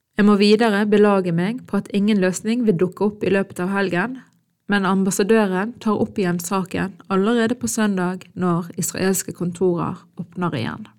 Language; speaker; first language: Norwegian; early bilingual, other home language; Arabic